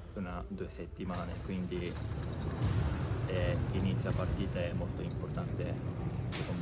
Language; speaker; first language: Italian; non-native, learner; Japanese